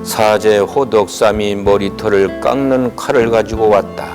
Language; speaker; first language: Korean; native; Korean